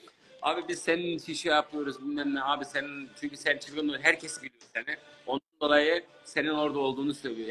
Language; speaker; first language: Turkish; native; Turkish